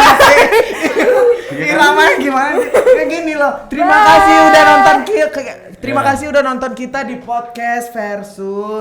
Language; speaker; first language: Indonesian; native; Indonesian